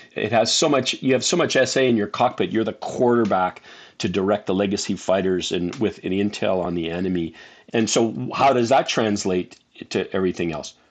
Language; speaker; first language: English; native; English